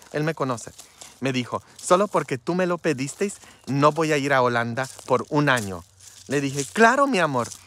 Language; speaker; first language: Spanish; non-native, fluent; Polish